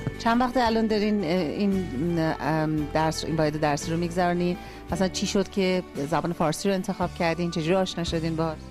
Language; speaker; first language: Persian; native; Persian